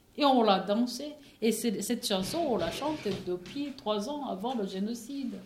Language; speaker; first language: French; non-native, local second language; Kinyarwanda